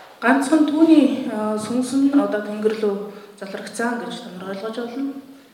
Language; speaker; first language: Mongolian; native; Mongolian